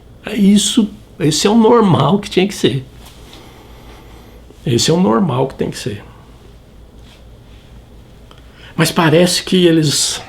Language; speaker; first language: Portuguese; native; Portuguese